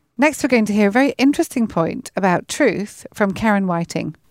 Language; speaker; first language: English; native; English